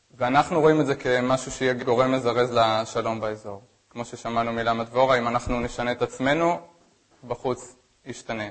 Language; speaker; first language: Hebrew; native; Hebrew